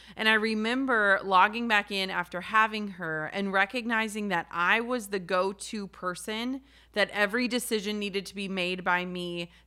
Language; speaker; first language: English; native; English